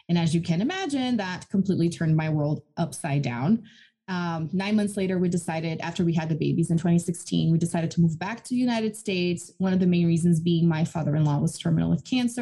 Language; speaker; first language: English; non-native, fluent; Portuguese